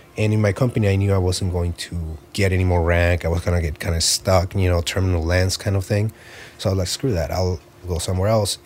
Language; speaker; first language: English; early bilingual, other home language; Spanish